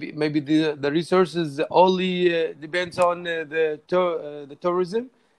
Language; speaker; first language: English; non-native, learner; Arabic